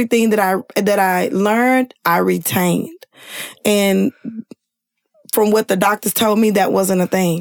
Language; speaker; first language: English; native; English